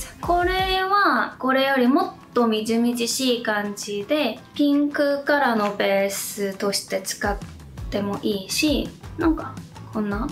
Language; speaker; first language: Japanese; non-native, fluent; Korean